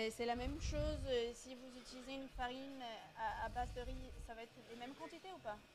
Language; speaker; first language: French; non-native, fluent; Greek